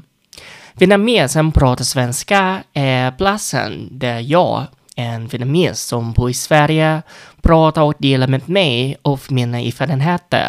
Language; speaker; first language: Swedish; non-native, fluent; Vietnamese